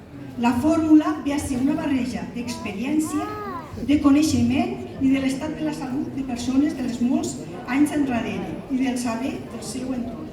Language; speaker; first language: Catalan; native; Catalan